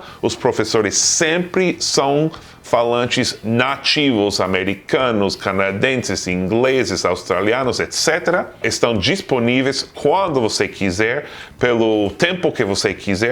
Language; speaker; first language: Portuguese; non-native, fluent; English